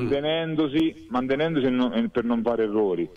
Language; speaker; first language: Italian; native; Italian